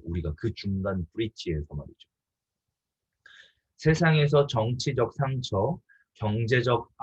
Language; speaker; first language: Korean; native; Korean